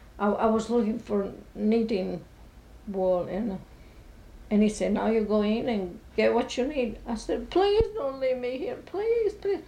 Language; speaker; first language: English; non-native, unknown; Italian